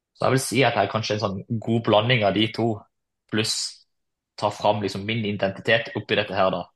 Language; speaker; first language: Norwegian; native; Norwegian